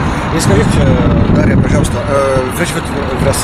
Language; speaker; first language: Russian; non-native, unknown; Dutch